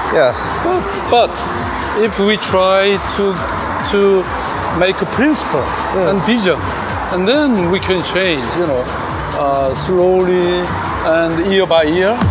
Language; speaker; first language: English; non-native, learner; Korean